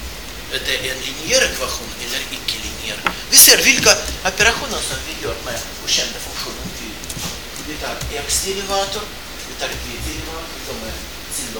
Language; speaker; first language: Swedish; non-native, fluent; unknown